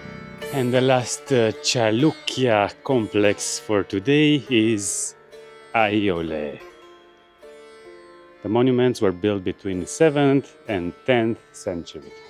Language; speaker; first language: English; non-native, fluent; Romanian